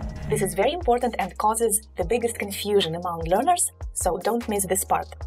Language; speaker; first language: English; non-native, fluent; Russian